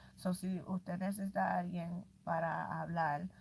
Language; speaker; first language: Spanish; early bilingual, heritage; Spanish